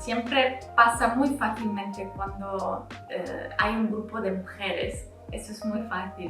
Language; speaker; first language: Spanish; non-native, fluent; Italian